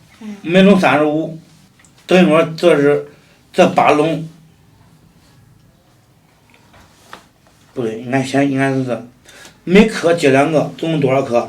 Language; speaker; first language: Chinese; native; Chinese